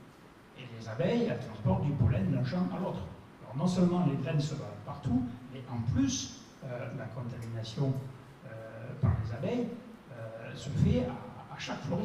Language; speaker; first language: French; native; French